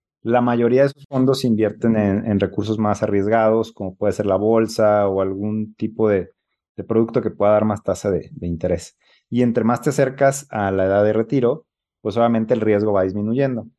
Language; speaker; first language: Spanish; native; Spanish